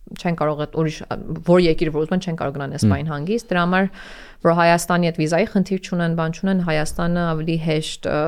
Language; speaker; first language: Armenian; early bilingual, heritage; Armenian